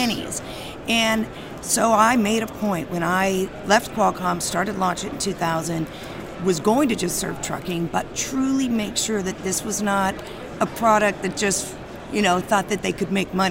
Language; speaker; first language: English; native; English